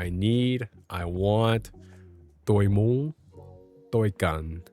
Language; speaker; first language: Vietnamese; non-native, learner; English